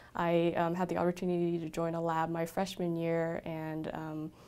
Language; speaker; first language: English; native; English